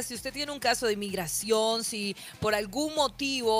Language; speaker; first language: Spanish; native; Spanish